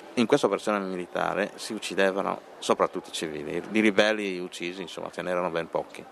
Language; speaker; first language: Italian; non-native, fluent; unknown